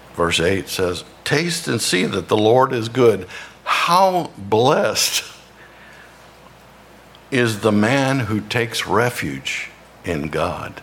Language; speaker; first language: English; native; English